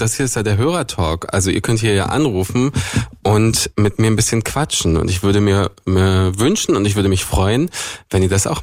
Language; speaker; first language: German; native; German